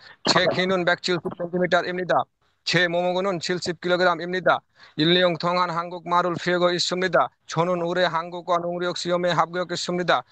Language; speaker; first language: Korean; non-native, learner; Bangla